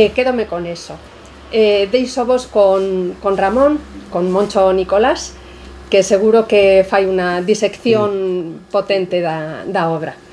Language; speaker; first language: Galician; non-native, local second language; Spanish